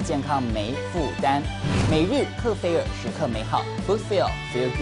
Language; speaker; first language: Chinese; native; Chinese